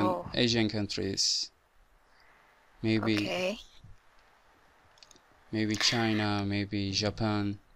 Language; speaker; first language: English; non-native, fluent; Turkish